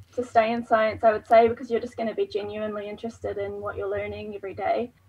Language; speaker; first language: English; native; English